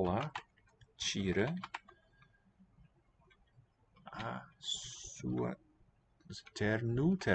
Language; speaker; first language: Portuguese; non-native, learner; English